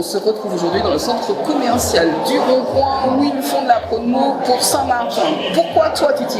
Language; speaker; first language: French; native; French